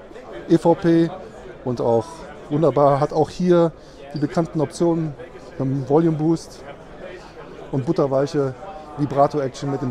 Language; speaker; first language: German; native; German